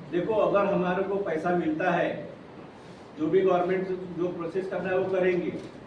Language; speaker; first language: Hindi; non-native, local second language; Marathi